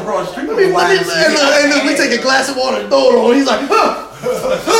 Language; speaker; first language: English; native; English